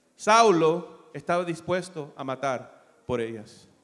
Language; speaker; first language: Spanish; early bilingual, other home language; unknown